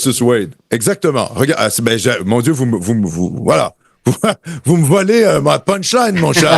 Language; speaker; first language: French; native; French